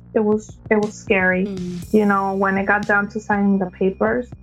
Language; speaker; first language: English; early bilingual, other home language; Spanish